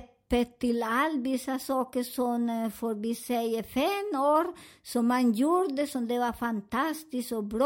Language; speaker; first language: Swedish; non-native, learner; Spanish